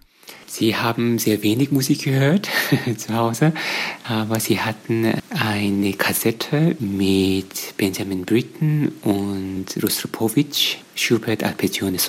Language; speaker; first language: German; non-native, fluent; Korean